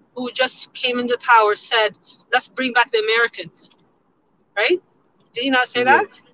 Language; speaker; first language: English; non-native, fluent; Tigrinya